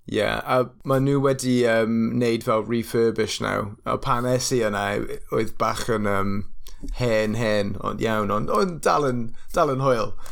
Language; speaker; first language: Welsh; non-native, local second language; English